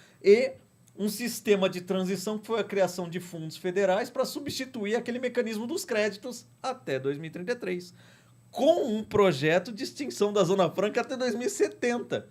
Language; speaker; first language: Portuguese; native; Portuguese